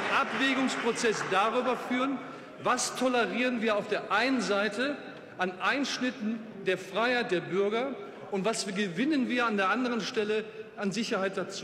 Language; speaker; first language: German; native; German